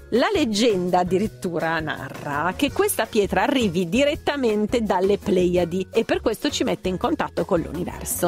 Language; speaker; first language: Italian; native; Italian